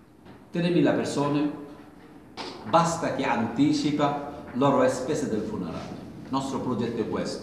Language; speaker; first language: Italian; non-native, learner; Bangla